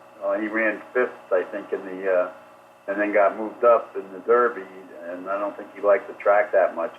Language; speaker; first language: English; native; English